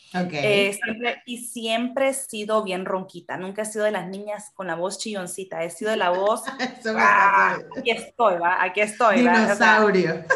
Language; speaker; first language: Spanish; native; Spanish